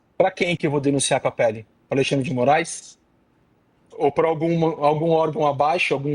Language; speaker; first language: Portuguese; native; Portuguese